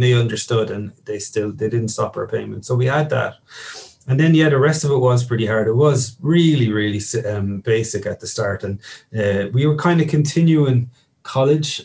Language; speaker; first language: English; native; English